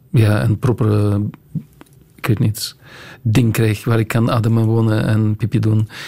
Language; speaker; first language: Dutch; non-native, fluent; Russian